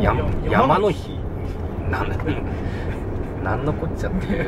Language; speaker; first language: Japanese; native; Japanese